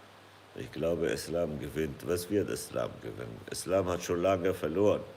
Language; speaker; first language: German; non-native, fluent; Kurdish